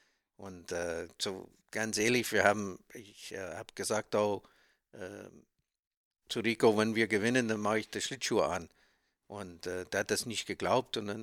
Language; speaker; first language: German; non-native, learner; English